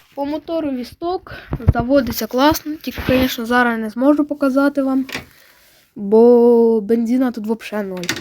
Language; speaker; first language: Ukrainian; native; Ukrainian